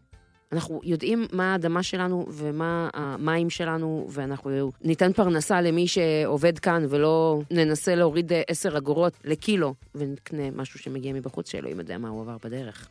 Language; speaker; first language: Hebrew; native; Hebrew